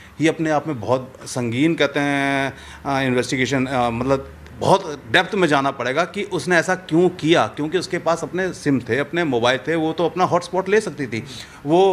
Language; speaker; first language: Hindi; native; Hindi